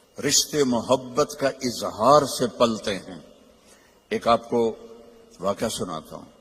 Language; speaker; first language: Urdu; non-native, local second language; Punjabi